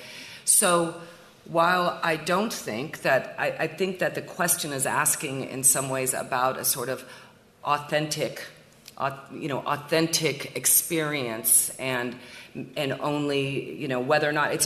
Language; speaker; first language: English; native; English